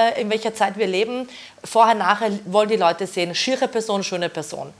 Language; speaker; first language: German; native; German